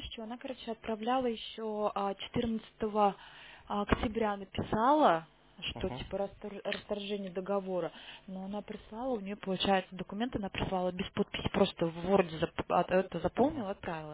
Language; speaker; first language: Russian; native; Russian